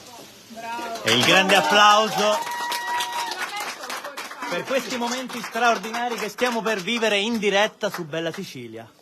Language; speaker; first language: Italian; native; Italian